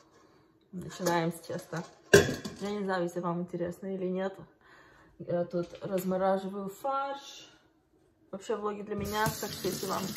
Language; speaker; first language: Russian; early bilingual, heritage; Russian